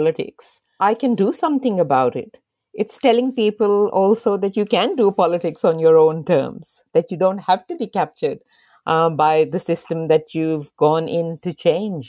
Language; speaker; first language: English; non-native, local second language; Urdu